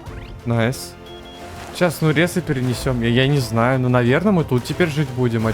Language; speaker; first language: Russian; native; Russian